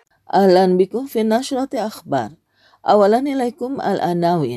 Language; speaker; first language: Arabic; non-native, fluent; Indonesian